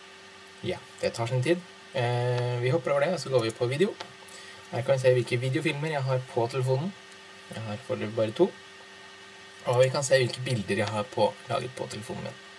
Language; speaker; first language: Norwegian; native; Norwegian